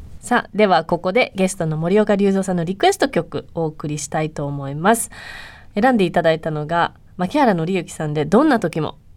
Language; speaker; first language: Japanese; native; Japanese